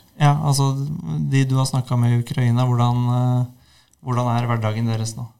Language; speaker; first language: Norwegian; native; Norwegian